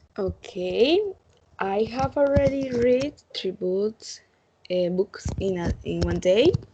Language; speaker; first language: English; non-native, learner; Spanish